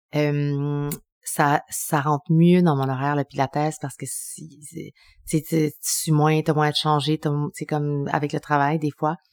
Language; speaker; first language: French; early bilingual, other home language; Spanish